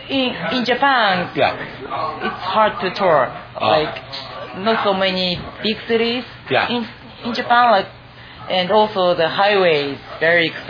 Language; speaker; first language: English; non-native, fluent; Japanese